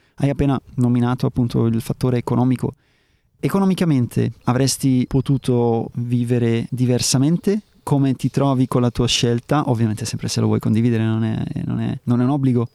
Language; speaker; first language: Italian; early bilingual, heritage; Italian